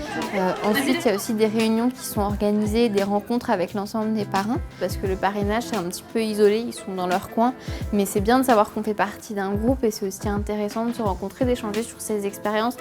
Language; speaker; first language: French; native; French